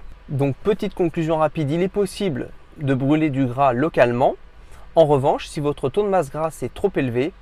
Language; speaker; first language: French; native; French